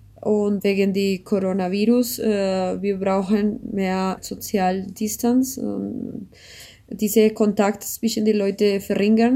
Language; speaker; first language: German; non-native, learner; Spanish